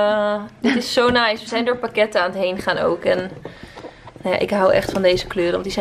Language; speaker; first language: Dutch; native; Dutch